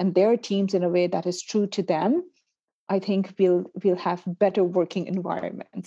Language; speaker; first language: English; non-native, local second language; Urdu